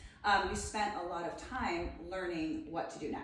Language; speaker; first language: English; native; English